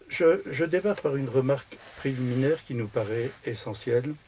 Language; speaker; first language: French; native; French